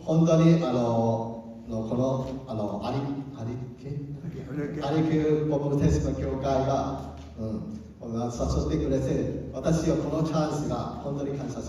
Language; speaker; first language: Japanese; non-native, learner; Cantonese